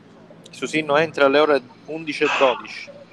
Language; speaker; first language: Italian; native; Italian